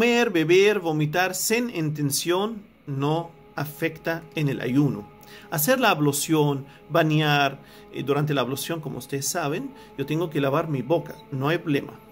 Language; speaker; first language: Spanish; non-native, fluent; Arabic